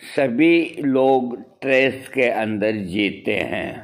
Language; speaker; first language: Hindi; native; Hindi